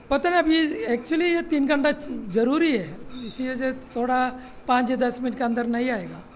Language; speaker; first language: Hindi; non-native, learner; Malayalam